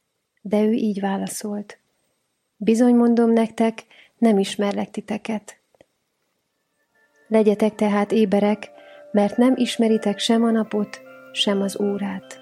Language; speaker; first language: Hungarian; native; Hungarian